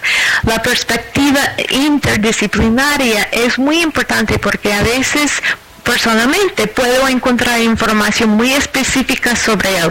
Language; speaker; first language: Spanish; non-native, fluent; English